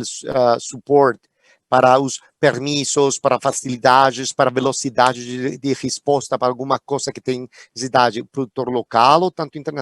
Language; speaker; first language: Portuguese; non-native, fluent; Spanish